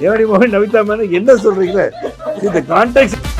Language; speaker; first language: Tamil; native; Tamil